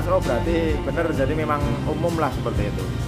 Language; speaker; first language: Indonesian; non-native, local second language; Javanese